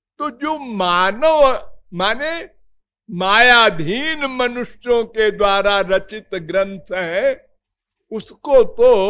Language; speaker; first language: Hindi; native; Hindi